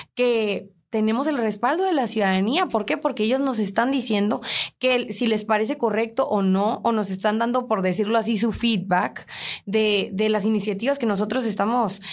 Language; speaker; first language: Spanish; native; Spanish